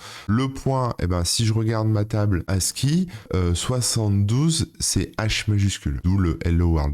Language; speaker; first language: French; native; French